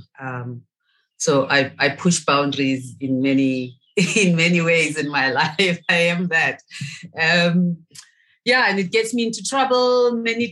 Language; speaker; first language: English; non-native, local second language; Zulu